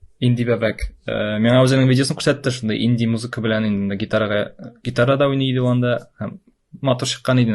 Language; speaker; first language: Tatar; native; Tatar